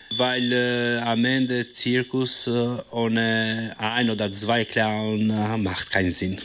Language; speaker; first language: German; non-native, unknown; Albanian